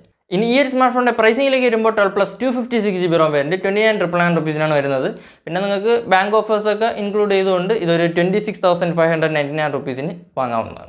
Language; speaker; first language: Malayalam; native; Malayalam